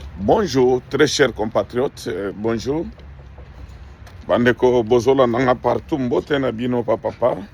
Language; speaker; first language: Lingala; non-native, local second language; Luba-Lulua